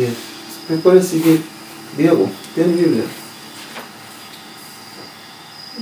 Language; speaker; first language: Spanish; non-native, learner; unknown